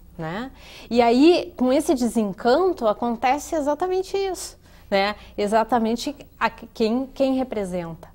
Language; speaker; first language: Portuguese; native; Portuguese